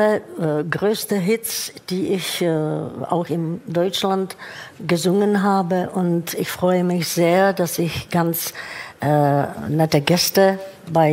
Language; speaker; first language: German; non-native, fluent; Czech